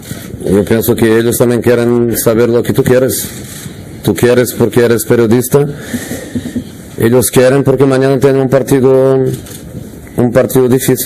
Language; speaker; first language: Spanish; non-native, fluent; Portuguese